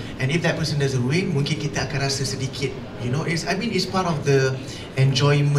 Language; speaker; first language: English; non-native, local second language; Malay